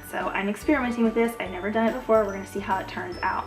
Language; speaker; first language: English; native; English